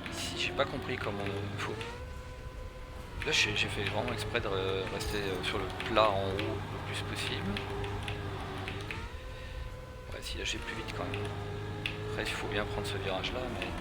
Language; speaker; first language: French; native; French